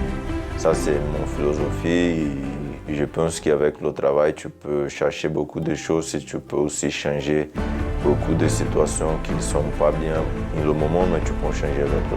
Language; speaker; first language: French; non-native, fluent; Portuguese